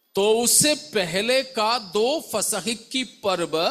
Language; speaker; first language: Hindi; non-native, local second language; Malayalam